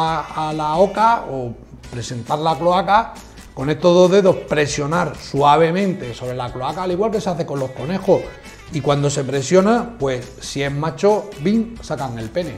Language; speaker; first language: Spanish; native; Spanish